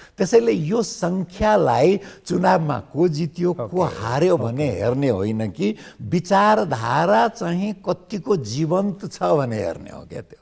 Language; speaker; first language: Nepali; non-native, local second language; Maithili